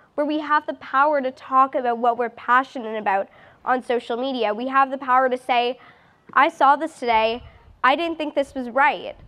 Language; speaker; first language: English; native; English